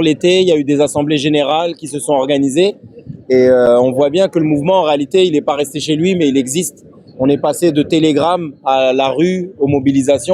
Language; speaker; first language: French; native; French